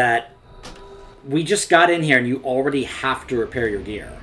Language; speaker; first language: English; native; English